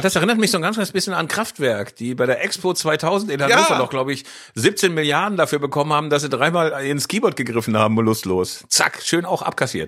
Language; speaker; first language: German; native; German